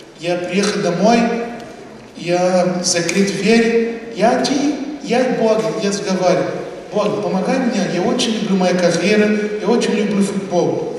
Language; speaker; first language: Russian; non-native, learner; Portuguese